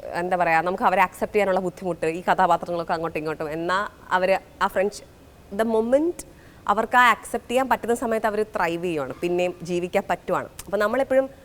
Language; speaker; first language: Malayalam; native; Malayalam